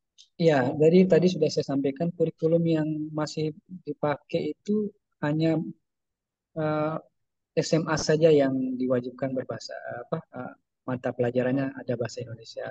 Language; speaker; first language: Indonesian; native; Indonesian